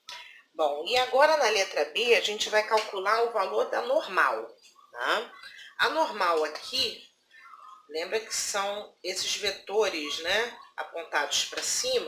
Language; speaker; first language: Portuguese; native; Portuguese